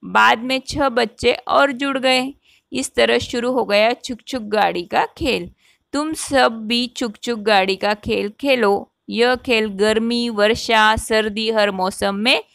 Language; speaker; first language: Hindi; non-native, local second language; Marathi